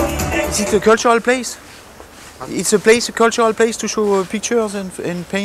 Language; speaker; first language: English; non-native, fluent; French